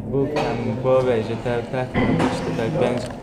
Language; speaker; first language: Polish; non-native, learner; Chechen